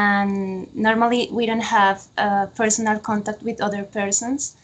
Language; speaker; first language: English; non-native, fluent; Spanish